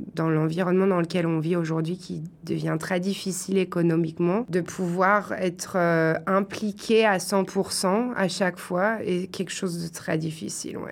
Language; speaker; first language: French; native; French